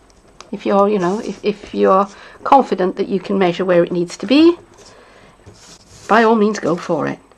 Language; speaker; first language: English; native; English